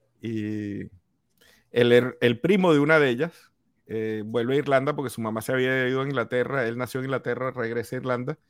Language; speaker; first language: Spanish; native; Spanish